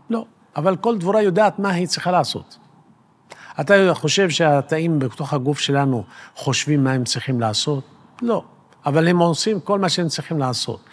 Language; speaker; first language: Hebrew; native; Hebrew